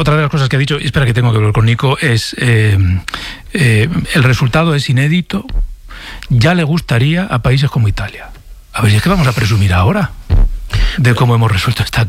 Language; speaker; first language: Spanish; native; Spanish